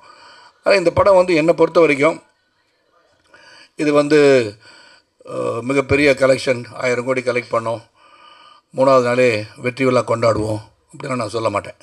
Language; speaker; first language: Tamil; native; Tamil